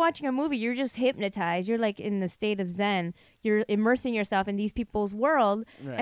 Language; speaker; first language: English; early bilingual, other home language; Korean